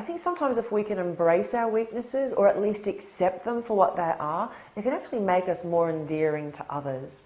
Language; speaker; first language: English; native; English